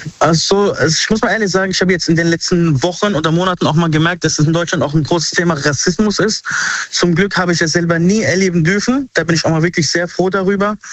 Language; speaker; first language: German; early bilingual, other home language; Arabic